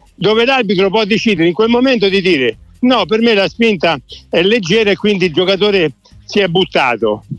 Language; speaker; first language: Italian; native; Italian